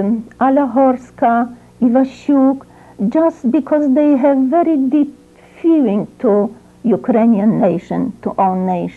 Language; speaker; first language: English; non-native, learner; Ukrainian